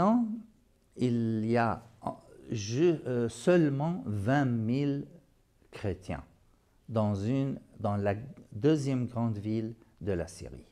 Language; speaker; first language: French; non-native, local second language; Arabic